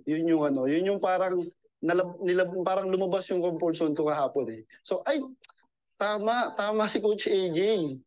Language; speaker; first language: Filipino; native; Filipino